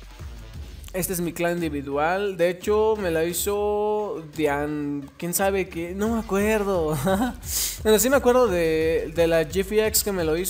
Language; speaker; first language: Spanish; native; Spanish